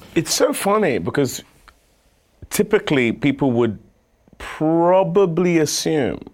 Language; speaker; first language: English; native; English